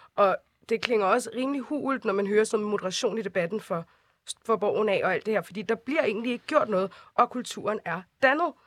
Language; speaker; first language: Danish; early bilingual, other home language; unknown